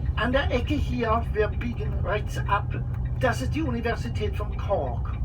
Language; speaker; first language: German; non-native, fluent; English